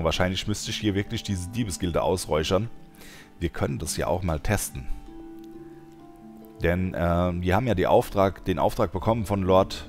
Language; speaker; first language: German; native; German